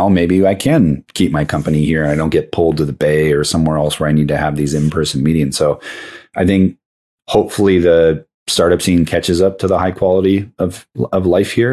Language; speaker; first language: English; native; English